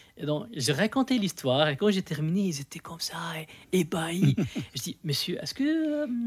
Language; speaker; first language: French; non-native, fluent; Arabic